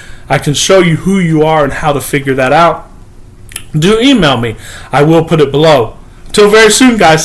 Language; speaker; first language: English; native; English